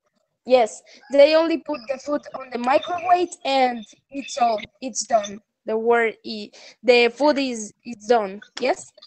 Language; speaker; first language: English; non-native, learner; Spanish